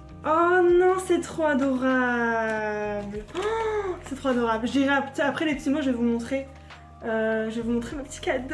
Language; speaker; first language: French; native; French